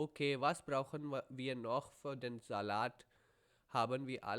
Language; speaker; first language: German; non-native, fluent; Urdu